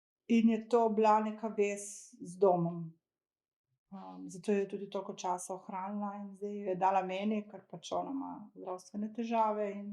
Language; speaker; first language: Slovenian; early bilingual, other home language; Croatian